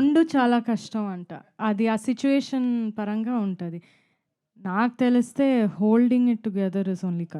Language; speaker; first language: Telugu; non-native, fluent; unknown